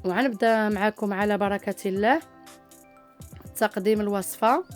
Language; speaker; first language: Arabic; native; Arabic